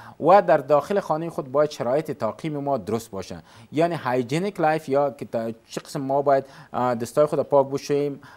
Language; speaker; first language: Persian; native; Persian